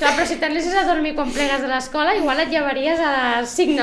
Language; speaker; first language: Catalan; native; Catalan